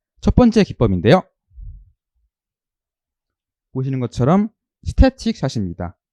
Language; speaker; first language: Korean; native; Korean